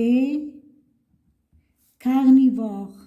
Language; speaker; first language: French; non-native, local second language; Arabic